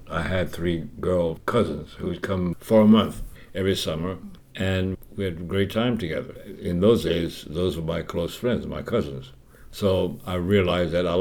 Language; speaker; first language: English; native; English